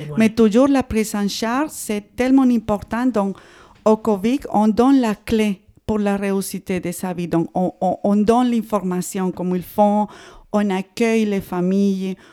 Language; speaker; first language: French; non-native, fluent; Spanish